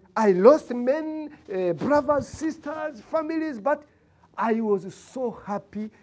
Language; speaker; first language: English; non-native, local second language; Kinyarwanda